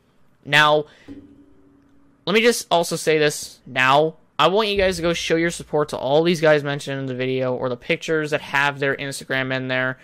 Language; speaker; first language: English; native; English